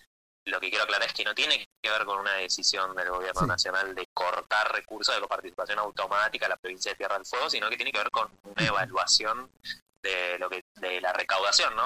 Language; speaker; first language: Spanish; native; Spanish